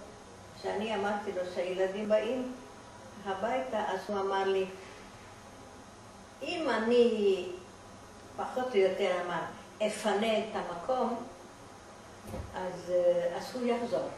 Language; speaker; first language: Hebrew; non-native, fluent; German